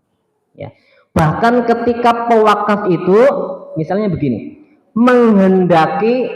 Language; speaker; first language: Indonesian; native; Indonesian